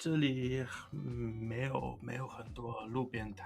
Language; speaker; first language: Chinese; non-native, fluent; English